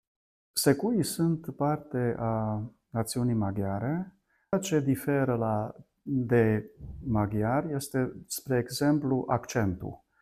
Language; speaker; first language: Romanian; non-native, local second language; Hungarian